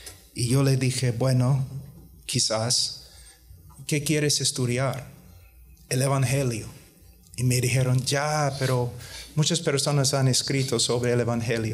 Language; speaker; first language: Spanish; non-native, fluent; English